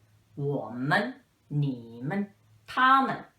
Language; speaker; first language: Chinese; non-native, fluent; English